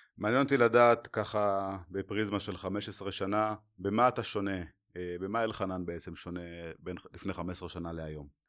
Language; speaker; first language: Hebrew; native; Hebrew